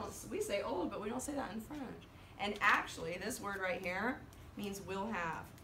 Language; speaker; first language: English; native; English